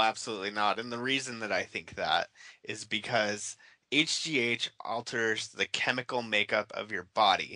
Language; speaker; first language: English; native; English